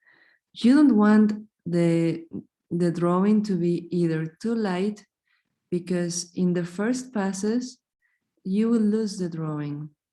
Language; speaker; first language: English; non-native, fluent; Spanish